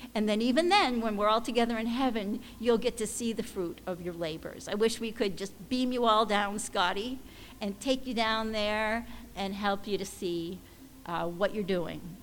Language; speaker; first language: English; native; English